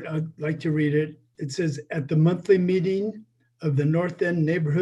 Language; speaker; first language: English; native; English